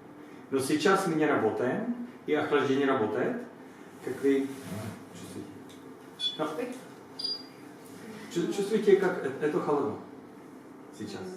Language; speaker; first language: Russian; non-native, learner; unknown